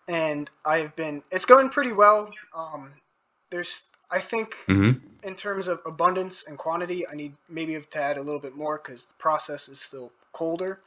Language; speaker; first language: English; native; English